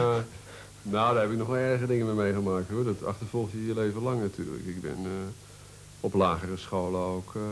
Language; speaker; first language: Dutch; native; Dutch